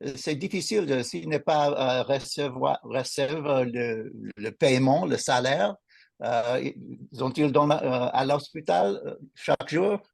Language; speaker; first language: French; non-native, learner; English